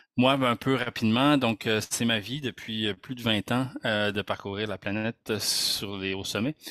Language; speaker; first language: French; native; French